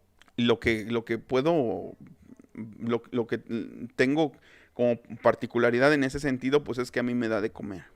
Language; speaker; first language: Spanish; native; Spanish